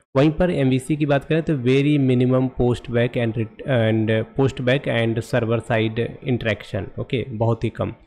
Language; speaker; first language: Hindi; native; Hindi